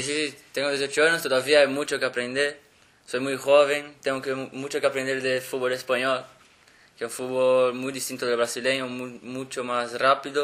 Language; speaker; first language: Spanish; non-native, fluent; Portuguese